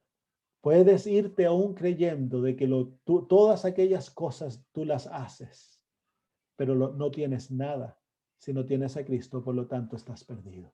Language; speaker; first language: Spanish; native; Spanish